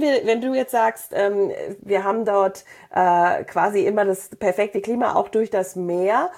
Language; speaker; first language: German; native; German